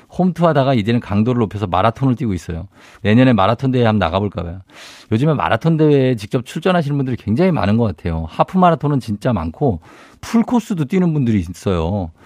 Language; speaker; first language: Korean; native; Korean